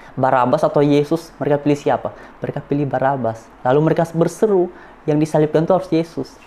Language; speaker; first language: Indonesian; non-native, local second language; Nias